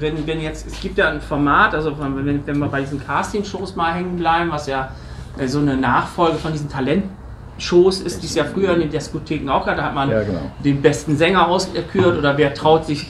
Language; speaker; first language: German; native; German